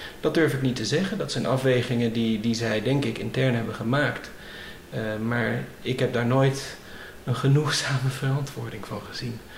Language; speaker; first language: Dutch; native; Dutch